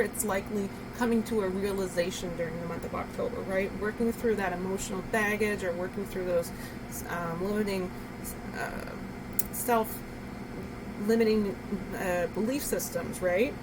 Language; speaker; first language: English; native; English